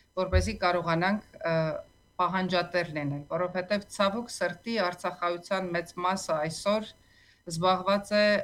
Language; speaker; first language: Armenian; native; Armenian